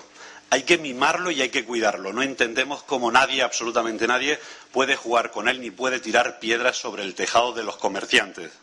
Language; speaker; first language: Spanish; native; Spanish